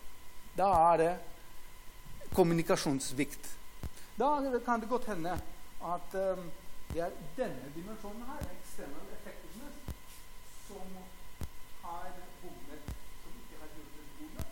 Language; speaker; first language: Norwegian; non-native, fluent; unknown